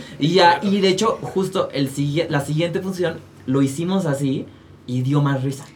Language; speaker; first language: Spanish; native; Spanish